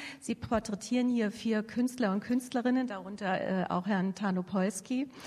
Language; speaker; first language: German; native; German